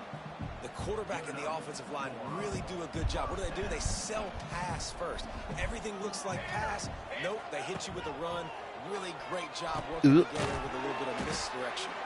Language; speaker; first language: English; native; English